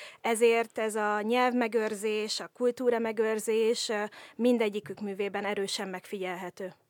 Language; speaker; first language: Hungarian; native; Hungarian